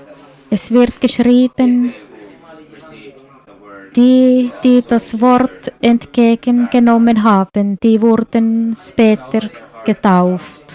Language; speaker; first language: German; non-native, fluent; Swedish